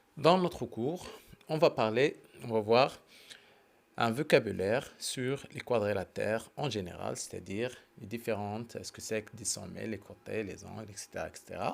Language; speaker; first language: French; non-native, local second language; Arabic